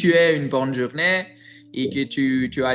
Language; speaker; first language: French; non-native, learner; Greek